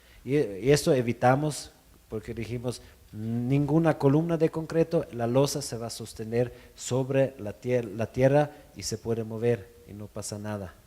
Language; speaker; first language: Spanish; non-native, fluent; German